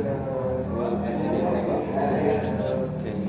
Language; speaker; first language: English; non-native, learner; Indonesian